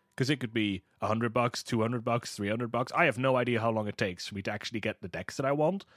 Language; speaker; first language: English; non-native, fluent; Hebrew